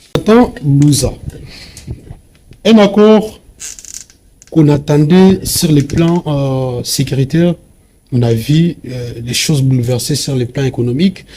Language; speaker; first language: French; non-native, local second language; Lingala